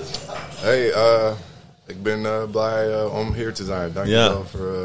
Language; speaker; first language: Dutch; non-native, learner; English